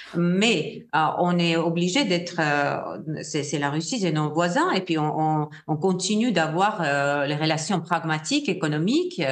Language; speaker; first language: French; non-native, fluent; Georgian